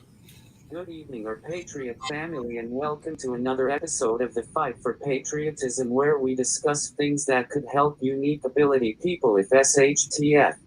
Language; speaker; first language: English; native; English